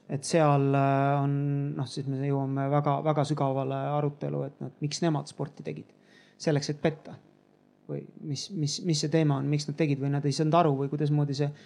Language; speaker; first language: Estonian; native; Estonian